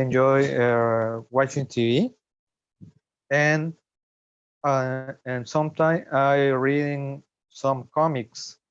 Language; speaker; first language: English; non-native, learner; Spanish